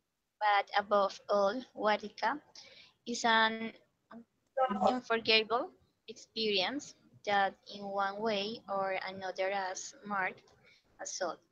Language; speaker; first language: English; non-native, learner; Spanish